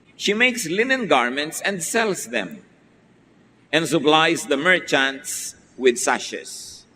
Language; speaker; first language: English; non-native, local second language; Filipino